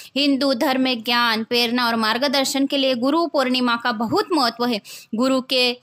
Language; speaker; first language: Hindi; non-native, local second language; Marathi